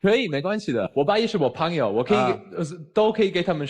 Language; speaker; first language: Chinese; non-native, fluent; German